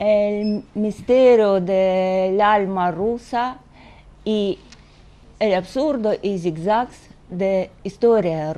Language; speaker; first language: Spanish; non-native, fluent; Russian